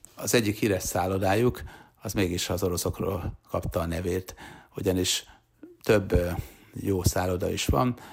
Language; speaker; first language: Hungarian; native; Hungarian